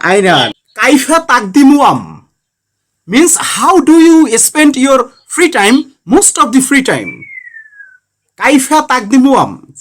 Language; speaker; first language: English; non-native, learner; Bangla